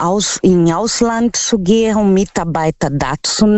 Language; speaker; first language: German; non-native, learner; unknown